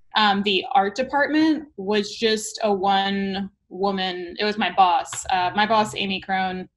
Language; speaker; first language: English; native; English